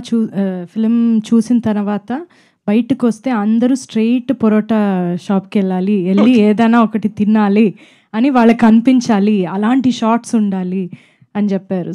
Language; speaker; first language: Telugu; non-native, fluent; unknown